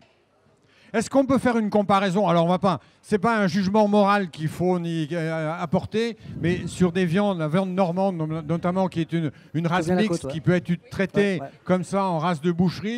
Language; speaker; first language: French; native; French